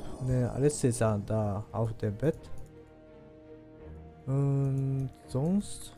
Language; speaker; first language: German; non-native, learner; Japanese